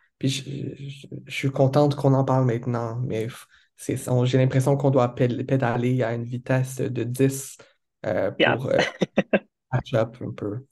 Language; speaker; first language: French; native; French